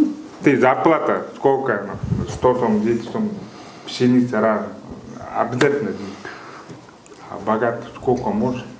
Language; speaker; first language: Russian; non-native, learner; Kyrgyz